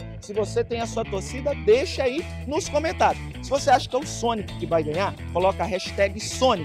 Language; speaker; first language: Portuguese; native; Portuguese